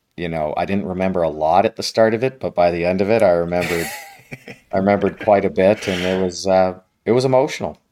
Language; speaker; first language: English; native; English